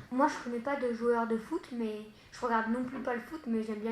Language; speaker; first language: French; native; French